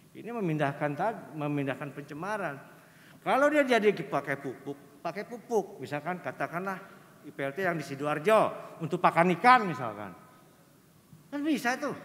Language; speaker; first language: Indonesian; native; Indonesian